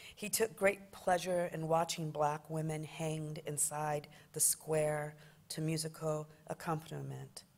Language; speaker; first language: English; native; English